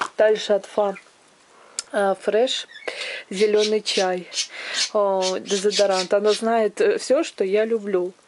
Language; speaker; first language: Russian; non-native, local second language; Ukrainian